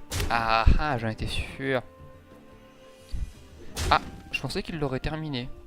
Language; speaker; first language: French; native; French